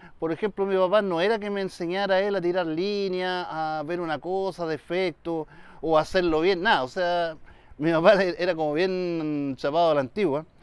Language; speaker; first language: Spanish; native; Spanish